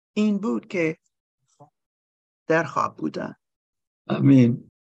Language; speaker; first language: Persian; non-native, learner; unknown